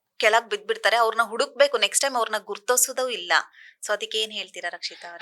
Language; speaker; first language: Kannada; native; Kannada